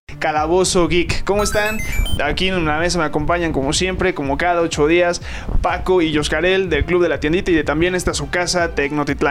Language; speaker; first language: Spanish; native; Spanish